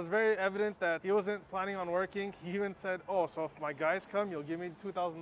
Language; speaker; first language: English; native; English